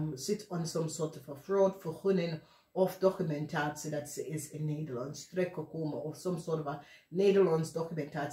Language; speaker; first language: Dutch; non-native, learner; English